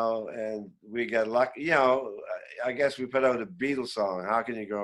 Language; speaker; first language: English; native; English